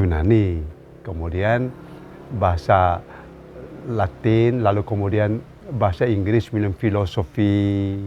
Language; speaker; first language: Indonesian; non-native, local second language; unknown